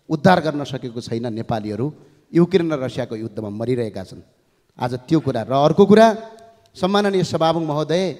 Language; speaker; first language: Nepali; native; Nepali